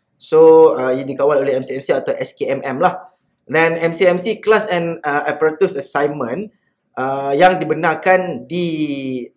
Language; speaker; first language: Malay; native; Malay